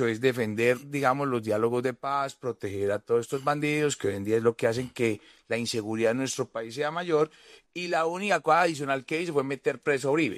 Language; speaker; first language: Spanish; native; Spanish